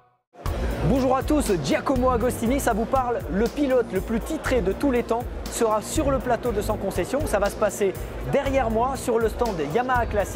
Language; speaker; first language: French; native; French